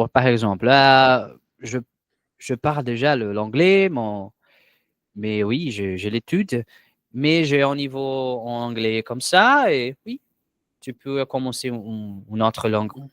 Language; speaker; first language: French; non-native, learner; Portuguese